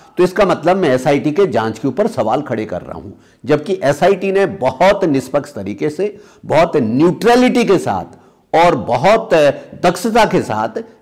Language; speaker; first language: Hindi; native; Hindi